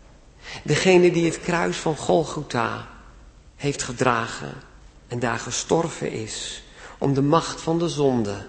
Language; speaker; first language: Dutch; native; Dutch